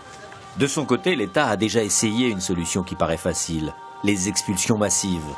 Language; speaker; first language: French; native; French